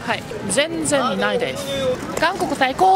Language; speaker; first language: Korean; non-native, learner; Japanese